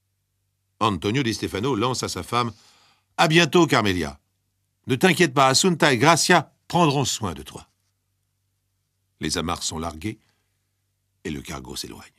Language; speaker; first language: French; native; French